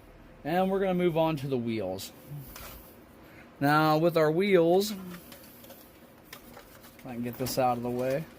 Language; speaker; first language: English; native; English